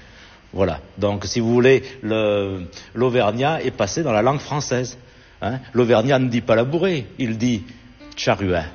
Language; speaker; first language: French; native; French